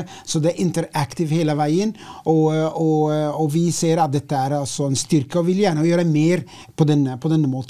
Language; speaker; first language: Swedish; non-native, fluent; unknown